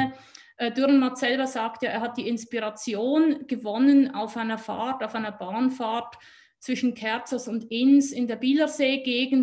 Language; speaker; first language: German; native; German